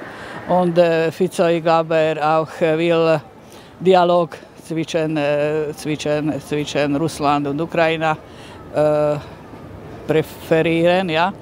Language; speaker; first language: German; non-native, learner; Slovak